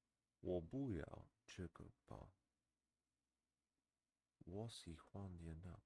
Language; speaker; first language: Chinese; non-native, learner; English